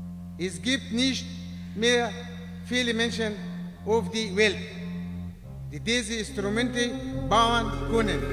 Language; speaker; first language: German; non-native, learner; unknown